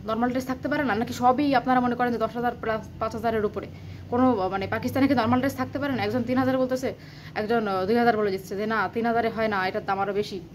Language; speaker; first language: Bangla; native; Bangla